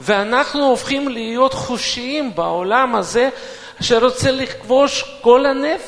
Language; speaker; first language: Hebrew; non-native, fluent; Russian